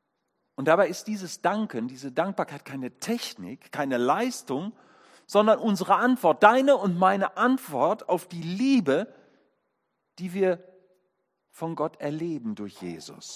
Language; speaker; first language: German; native; German